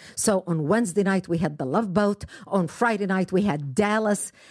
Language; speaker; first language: English; non-native, fluent; Arabic